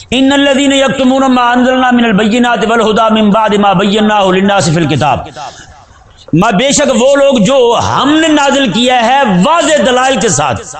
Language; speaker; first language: Urdu; native; Urdu